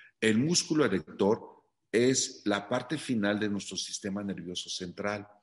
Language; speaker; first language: Spanish; native; Spanish